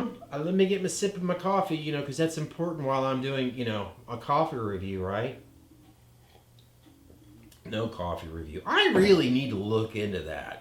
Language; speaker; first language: English; native; English